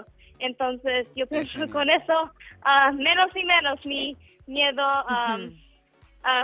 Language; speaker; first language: Spanish; non-native, learner; English